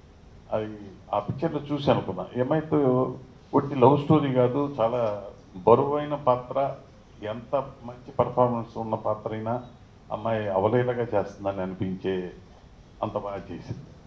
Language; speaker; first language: Telugu; native; Telugu